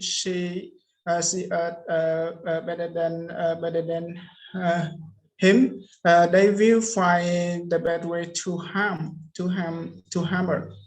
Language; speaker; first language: English; non-native, learner; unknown